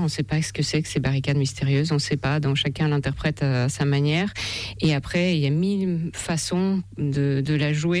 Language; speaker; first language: French; non-native, fluent; Russian